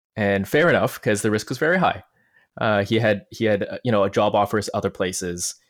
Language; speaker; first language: English; non-native, local second language; Cantonese